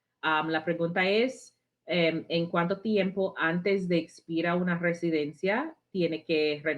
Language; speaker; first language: Spanish; non-native, fluent; English